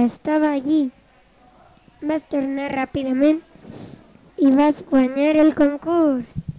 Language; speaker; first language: Catalan; non-native, local second language; Spanish